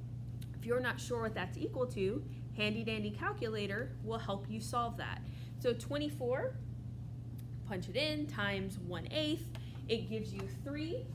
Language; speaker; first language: English; native; English